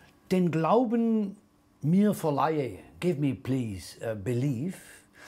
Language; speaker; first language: German; native; German